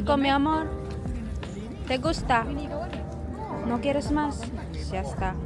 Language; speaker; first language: Spanish; non-native, fluent; Filipino